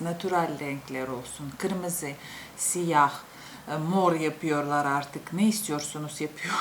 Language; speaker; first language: Turkish; non-native, fluent; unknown